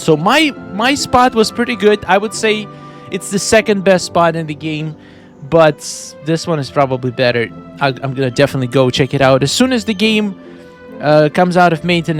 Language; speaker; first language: English; non-native, fluent; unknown